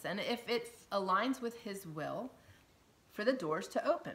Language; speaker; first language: English; native; English